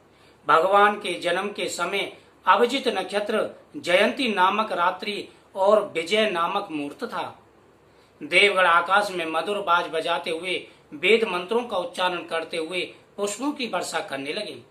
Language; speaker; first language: Hindi; native; Hindi